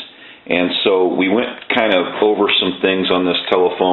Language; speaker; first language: English; native; English